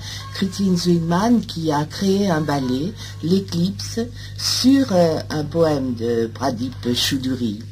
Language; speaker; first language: French; native; French